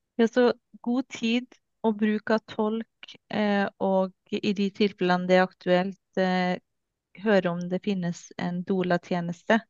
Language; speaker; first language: Norwegian; native; Norwegian